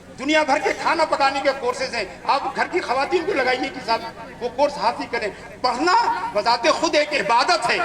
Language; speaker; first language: Urdu; native; Urdu